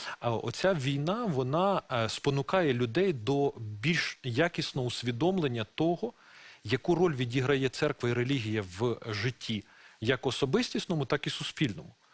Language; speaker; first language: Ukrainian; non-native, local second language; Russian